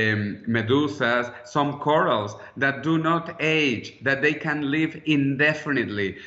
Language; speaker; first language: English; non-native, fluent; Spanish